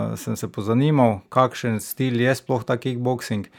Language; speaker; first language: Slovenian; native; Slovenian